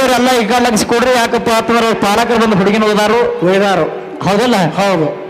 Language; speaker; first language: Kannada; native; Kannada